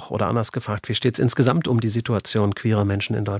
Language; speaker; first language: German; native; German